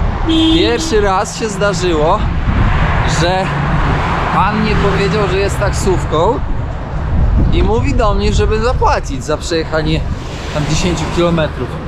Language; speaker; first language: Polish; native; Polish